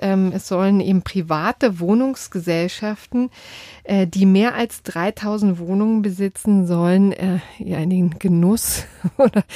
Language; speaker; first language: German; native; German